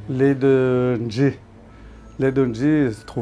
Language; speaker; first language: French; non-native, learner; Tibetan